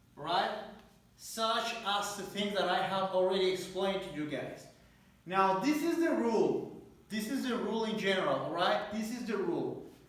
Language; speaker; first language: English; non-native, fluent; Spanish